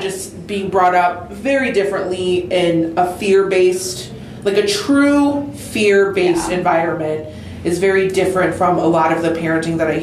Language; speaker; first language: English; native; English